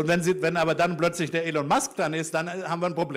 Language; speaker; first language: German; native; German